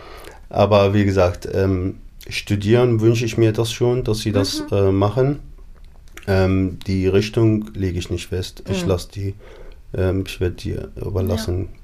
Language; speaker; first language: German; non-native, fluent; Arabic